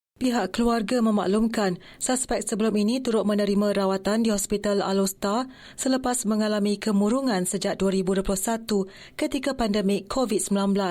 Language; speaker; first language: Malay; native; Malay